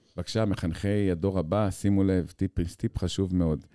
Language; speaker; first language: Hebrew; native; Hebrew